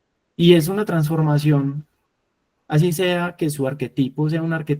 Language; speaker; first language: Spanish; native; Spanish